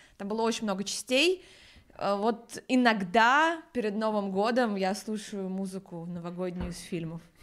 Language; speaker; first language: Russian; native; Russian